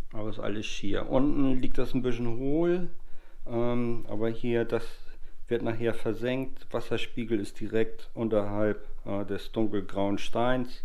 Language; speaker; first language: German; native; German